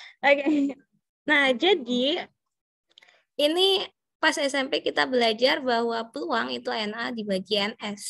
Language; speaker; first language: Indonesian; native; Indonesian